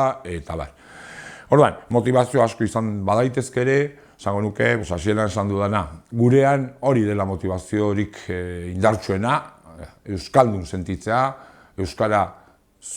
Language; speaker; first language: Basque; non-native, local second language; Spanish